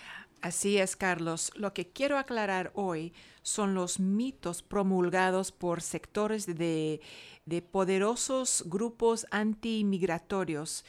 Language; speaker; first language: Spanish; non-native, fluent; English